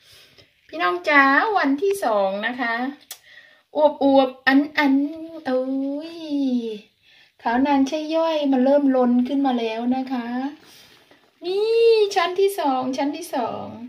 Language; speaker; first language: Thai; native; Thai